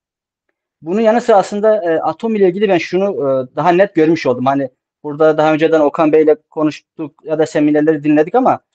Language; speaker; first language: Turkish; native; Turkish